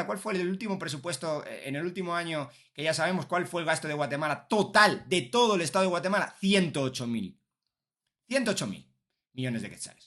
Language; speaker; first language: Spanish; native; Spanish